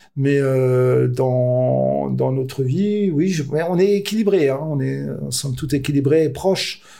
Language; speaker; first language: French; native; French